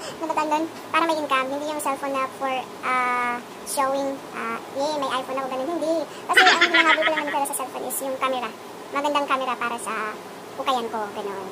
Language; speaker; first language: Filipino; non-native, local second language; Cebuano